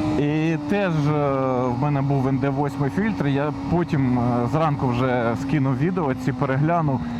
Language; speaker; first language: Ukrainian; non-native, local second language; Russian